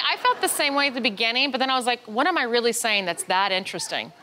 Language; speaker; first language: English; native; English